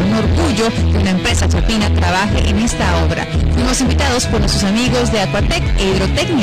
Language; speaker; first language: Spanish; native; Spanish